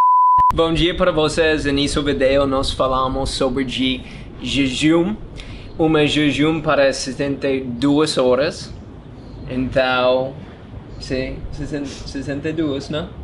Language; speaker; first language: Portuguese; non-native, learner; English